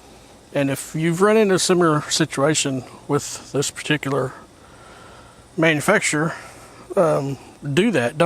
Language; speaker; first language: English; native; English